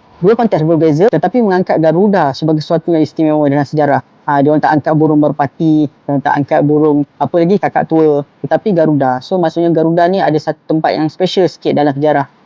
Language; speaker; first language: Malay; native; Malay